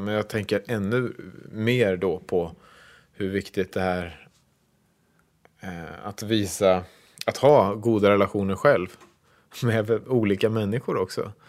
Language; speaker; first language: Swedish; native; Swedish